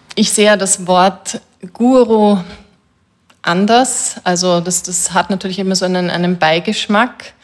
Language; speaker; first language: German; native; German